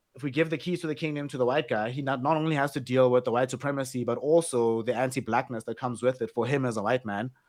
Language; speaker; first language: English; non-native, local second language; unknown